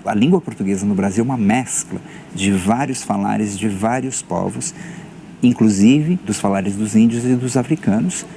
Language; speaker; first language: Portuguese; native; Portuguese